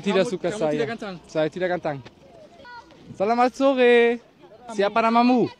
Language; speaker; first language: Indonesian; non-native, learner; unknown